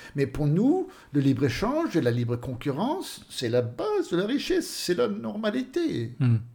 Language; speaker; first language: French; non-native, fluent; Swedish